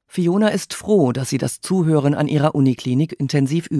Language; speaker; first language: German; native; German